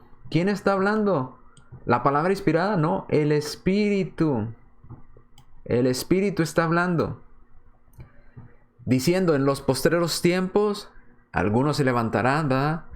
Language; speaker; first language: Spanish; native; Spanish